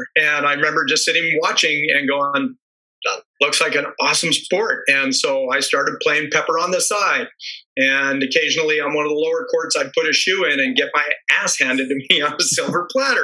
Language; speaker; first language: English; native; English